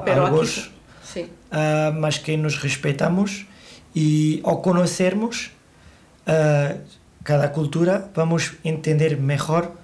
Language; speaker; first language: Spanish; non-native, learner; Portuguese